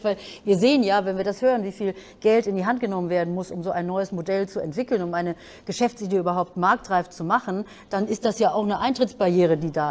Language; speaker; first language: German; native; German